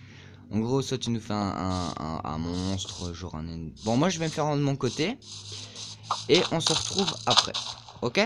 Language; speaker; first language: French; native; French